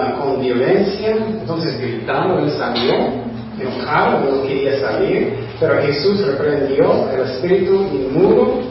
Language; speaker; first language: Spanish; non-native, fluent; English